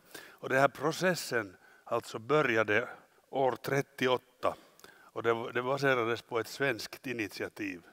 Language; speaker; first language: Swedish; non-native, local second language; Finnish